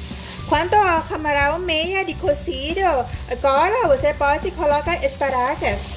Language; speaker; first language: Portuguese; non-native, learner; Thai